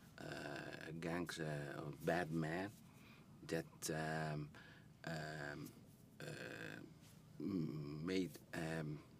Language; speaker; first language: English; non-native, learner; Italian